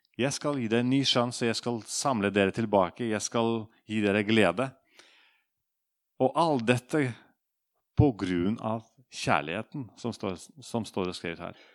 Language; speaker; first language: Norwegian; non-native, fluent; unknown